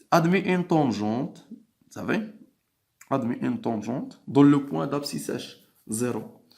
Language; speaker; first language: French; non-native, local second language; Arabic